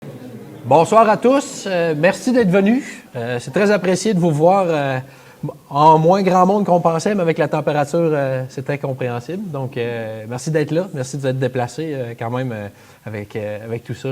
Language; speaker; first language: French; native; French